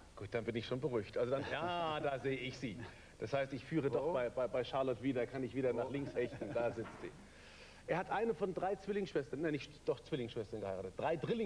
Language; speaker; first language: German; native; German